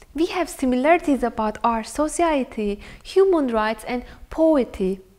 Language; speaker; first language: English; non-native, fluent; Turkish